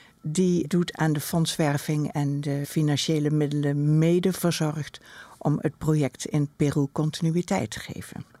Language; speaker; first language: Dutch; native; Dutch